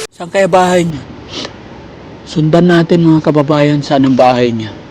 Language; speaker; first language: Filipino; native; Filipino